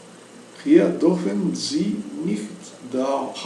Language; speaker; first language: German; non-native, learner; Portuguese